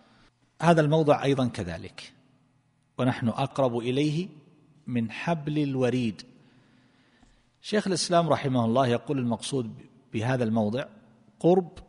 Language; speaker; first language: Arabic; native; Arabic